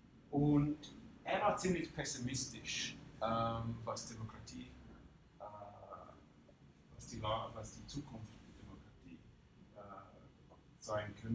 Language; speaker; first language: German; non-native, fluent; English